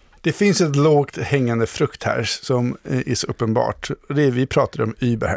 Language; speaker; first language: Swedish; native; Swedish